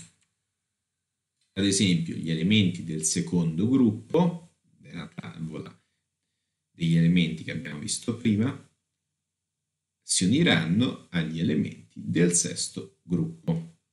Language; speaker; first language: Italian; native; Italian